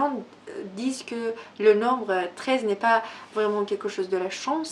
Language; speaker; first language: French; non-native, learner; Persian